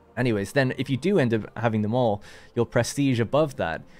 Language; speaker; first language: English; native; English